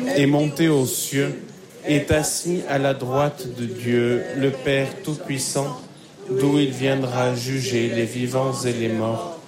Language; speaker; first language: French; native; French